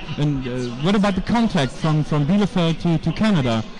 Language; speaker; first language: English; non-native, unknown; German